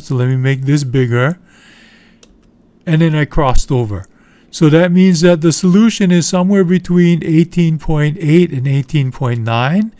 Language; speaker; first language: English; native; English